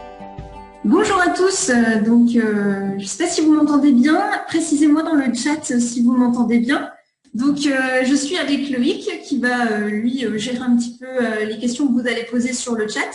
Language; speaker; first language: French; native; French